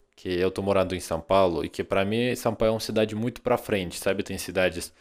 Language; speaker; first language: Portuguese; non-native, fluent; Russian